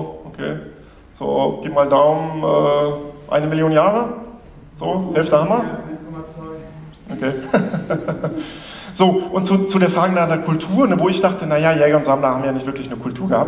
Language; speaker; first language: German; native; German